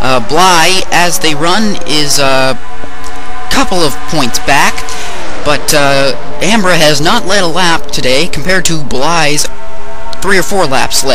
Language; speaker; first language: English; native; English